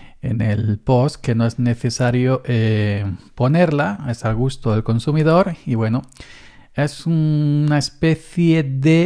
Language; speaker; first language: Spanish; native; Spanish